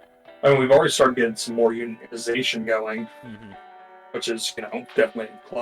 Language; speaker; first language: English; native; English